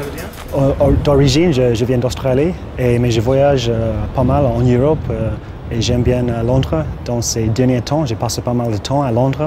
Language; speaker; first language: French; non-native, fluent; English